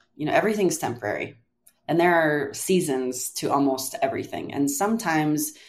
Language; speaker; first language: English; native; English